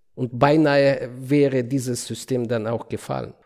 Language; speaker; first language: German; non-native, fluent; Ukrainian